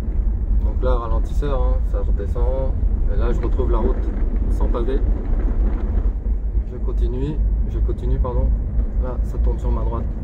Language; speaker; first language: French; native; French